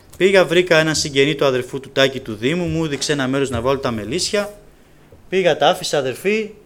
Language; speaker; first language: Greek; native; Greek